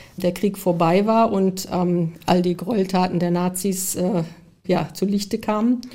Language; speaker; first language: German; early bilingual, heritage; German